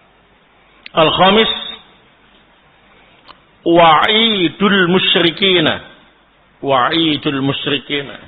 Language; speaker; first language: Arabic; non-native, fluent; Indonesian